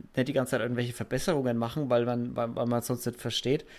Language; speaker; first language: German; native; German